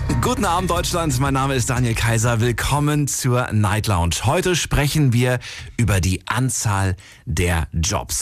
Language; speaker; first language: German; native; German